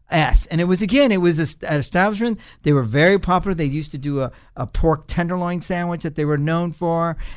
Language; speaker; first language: English; early bilingual, other home language; Spanish